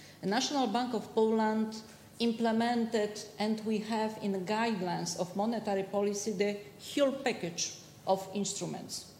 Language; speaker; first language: English; non-native, fluent; Polish